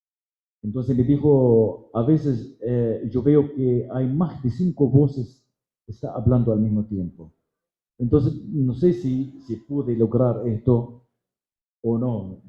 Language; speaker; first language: Spanish; non-native, fluent; Arabic